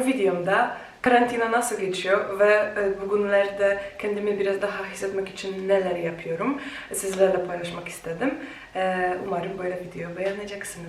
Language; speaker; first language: Turkish; non-native, fluent; Polish